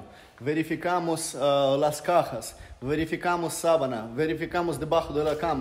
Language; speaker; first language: Spanish; non-native, fluent; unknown